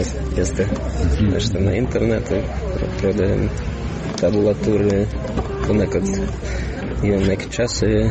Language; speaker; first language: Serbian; non-native, learner; Russian